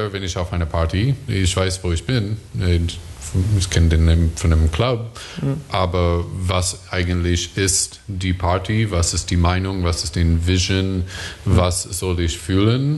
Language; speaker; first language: German; non-native, learner; English